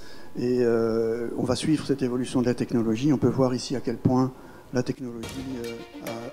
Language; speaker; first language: French; native; French